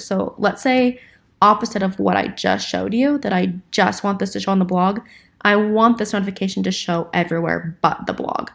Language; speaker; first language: English; native; English